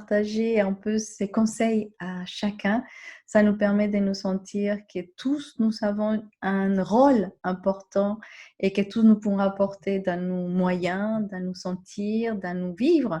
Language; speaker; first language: French; non-native, fluent; Spanish